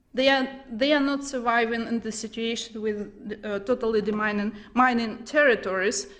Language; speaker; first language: English; non-native, fluent; Ukrainian